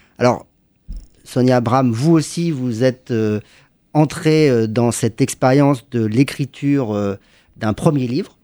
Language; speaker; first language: French; native; French